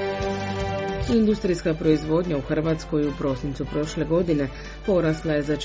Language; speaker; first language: Croatian; native; Croatian